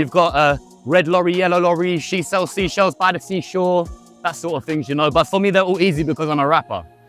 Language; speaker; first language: English; native; English